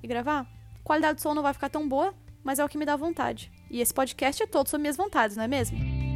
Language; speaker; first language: Portuguese; native; Portuguese